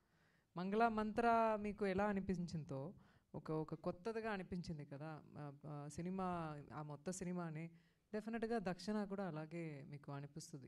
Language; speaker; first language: Telugu; non-native, fluent; Tamil